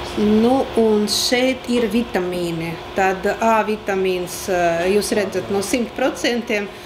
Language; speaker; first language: Latvian; non-native, local second language; Russian